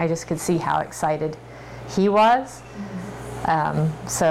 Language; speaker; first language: English; native; English